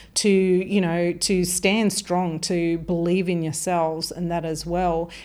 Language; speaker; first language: English; native; English